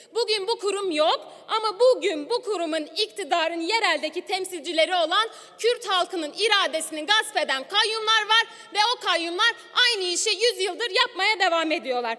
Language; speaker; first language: Turkish; non-native, local second language; Kurdish